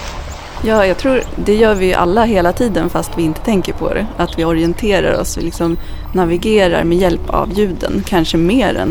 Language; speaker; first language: Swedish; native; Swedish